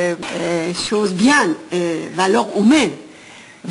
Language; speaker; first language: French; non-native, fluent; Persian